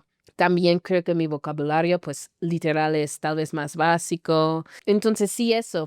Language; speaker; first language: Spanish; non-native, fluent; English